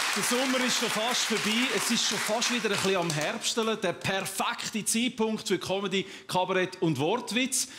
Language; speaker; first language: German; native; German